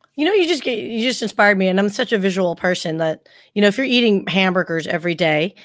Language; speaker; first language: English; early bilingual, other home language; Thai